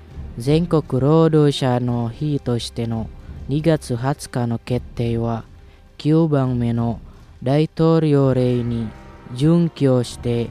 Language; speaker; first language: Japanese; non-native, fluent; Indonesian